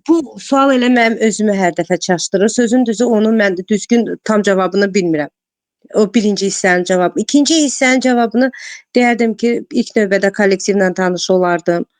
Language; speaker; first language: Azerbaijani; non-native, local second language; Russian